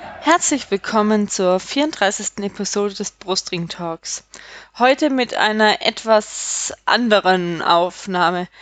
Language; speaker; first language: German; native; German